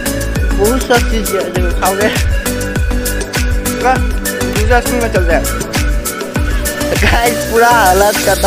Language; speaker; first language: Hindi; non-native, local second language; Bangla